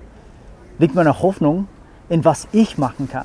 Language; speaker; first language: German; non-native, fluent; English